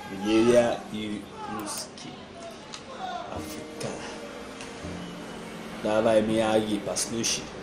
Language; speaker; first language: Russian; non-native, learner; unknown